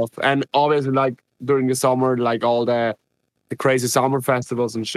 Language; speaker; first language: English; non-native, fluent; Swiss German